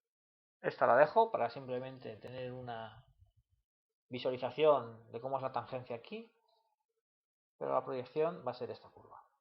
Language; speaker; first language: Spanish; native; Spanish